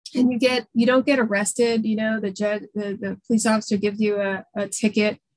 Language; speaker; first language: English; native; English